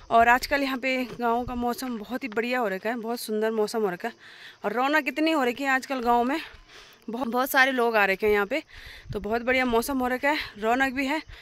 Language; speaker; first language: Hindi; non-native, local second language; Garhwali